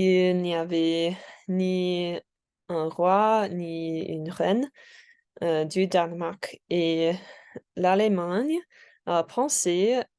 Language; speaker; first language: French; non-native, learner; English